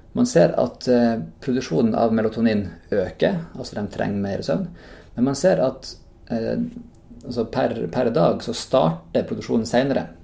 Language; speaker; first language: Norwegian; native; Norwegian